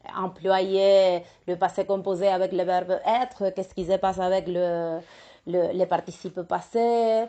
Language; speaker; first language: French; non-native, fluent; Spanish